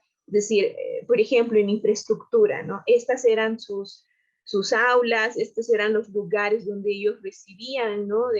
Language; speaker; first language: Spanish; native; Spanish